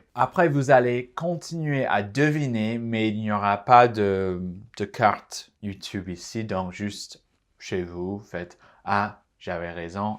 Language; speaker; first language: French; non-native, fluent; English